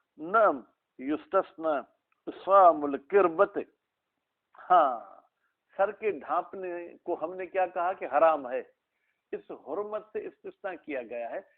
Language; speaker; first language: Urdu; non-native, local second language; Sindhi